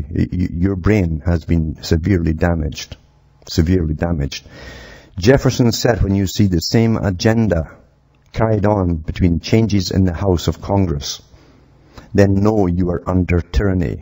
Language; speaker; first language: English; native; English